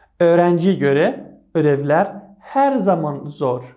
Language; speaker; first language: Turkish; non-native, fluent; Persian